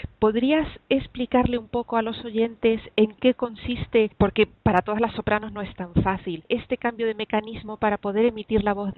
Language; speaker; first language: Spanish; native; Spanish